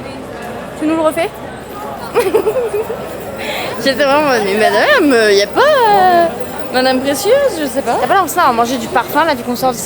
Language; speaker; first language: French; native; French